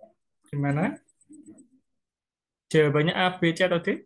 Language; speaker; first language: Indonesian; native; Indonesian